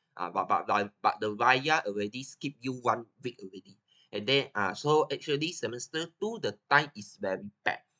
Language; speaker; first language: English; non-native, local second language; Chinese